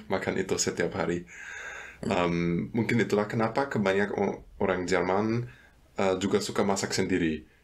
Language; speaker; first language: Indonesian; non-native, fluent; German